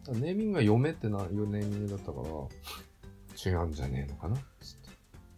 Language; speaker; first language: Japanese; native; Japanese